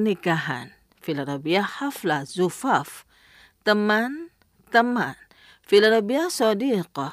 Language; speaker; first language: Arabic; non-native, fluent; Indonesian